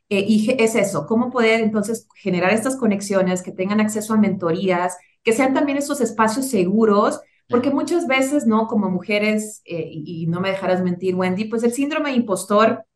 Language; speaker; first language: Spanish; native; Spanish